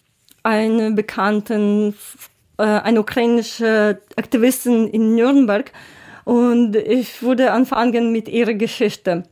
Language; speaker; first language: German; non-native, learner; Ukrainian